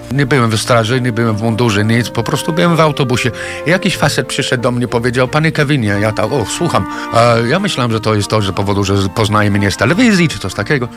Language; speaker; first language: Polish; non-native, fluent; English